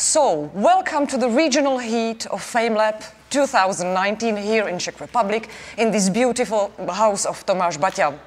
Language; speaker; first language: English; non-native, fluent; Czech